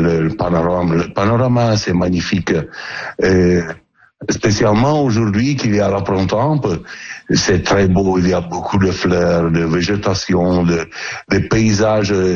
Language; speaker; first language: French; non-native, fluent; Italian